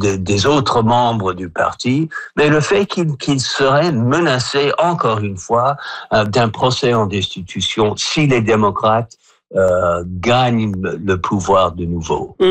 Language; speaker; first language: French; non-native, fluent; English